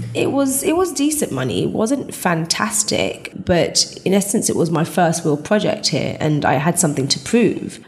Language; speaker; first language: English; native; English